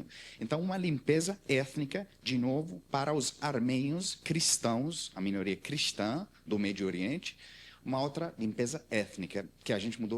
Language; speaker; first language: Portuguese; non-native, learner; Armenian